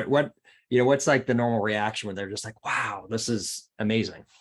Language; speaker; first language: English; native; English